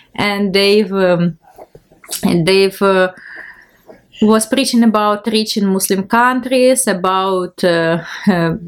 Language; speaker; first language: English; non-native, fluent; Ukrainian